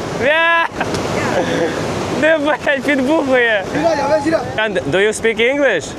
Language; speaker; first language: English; non-native, learner; Ukrainian